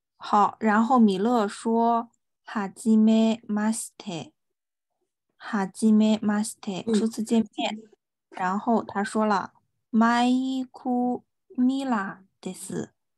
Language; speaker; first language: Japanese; non-native, fluent; Chinese